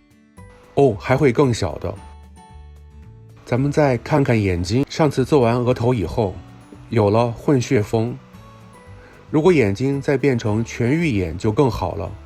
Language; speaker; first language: Chinese; native; Chinese